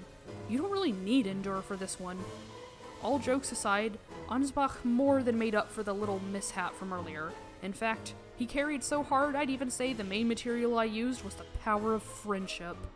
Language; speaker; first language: English; native; English